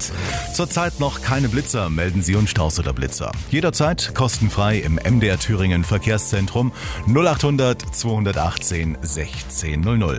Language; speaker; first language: German; native; German